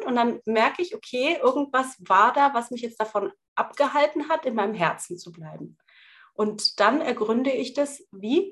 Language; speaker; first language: German; native; German